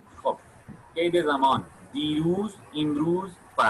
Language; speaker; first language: Persian; non-native, fluent; Urdu